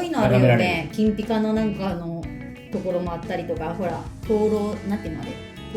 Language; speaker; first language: Japanese; native; Japanese